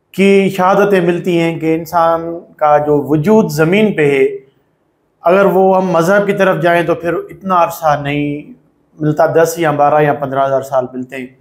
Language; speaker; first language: Urdu; non-native, local second language; Sindhi